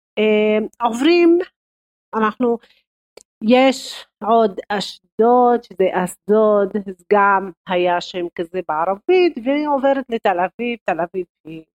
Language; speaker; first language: Hebrew; non-native, local second language; Arabic